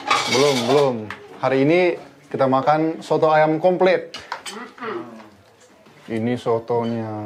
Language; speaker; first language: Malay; early bilingual, heritage; Dutch